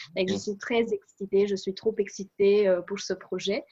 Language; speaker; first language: French; non-native, fluent; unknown